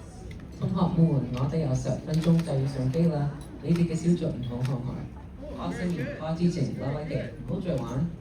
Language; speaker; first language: Chinese; non-native, learner; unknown